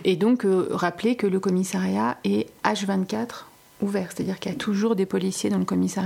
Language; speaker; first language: French; native; French